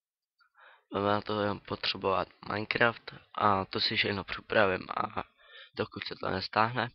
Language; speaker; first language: Czech; native; Czech